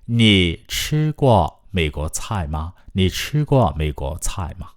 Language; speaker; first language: Chinese; non-native, fluent; Burmese